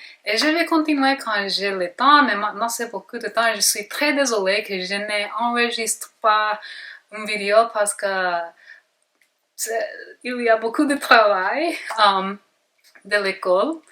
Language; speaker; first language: French; non-native, learner; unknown